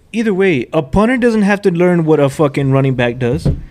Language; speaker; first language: English; early bilingual, other home language; Spanish